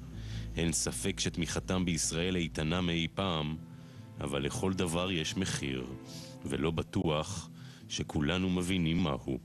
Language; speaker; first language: Hebrew; native; Hebrew